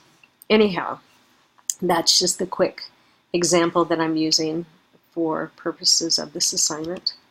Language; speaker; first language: English; native; English